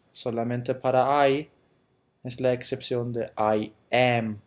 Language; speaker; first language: Spanish; non-native, fluent; German